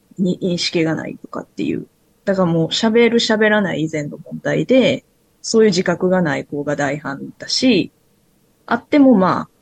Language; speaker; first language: Japanese; native; Japanese